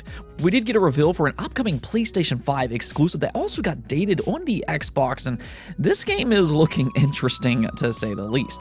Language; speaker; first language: English; native; English